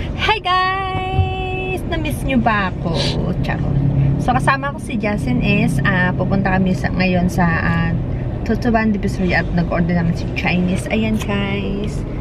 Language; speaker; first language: Filipino; non-native, local second language; Cebuano